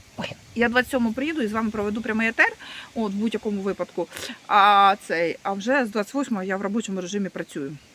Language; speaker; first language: Ukrainian; non-native, local second language; Russian